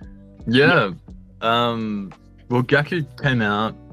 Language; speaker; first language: English; native; English